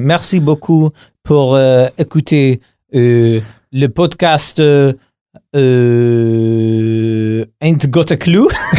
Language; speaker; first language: French; non-native, learner; English